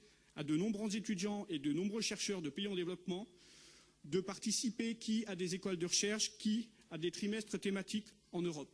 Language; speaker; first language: French; native; French